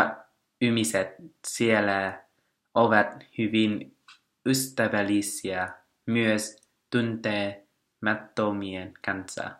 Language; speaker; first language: Finnish; non-native, learner; Vietnamese